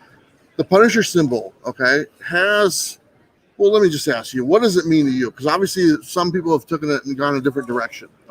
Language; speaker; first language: English; native; English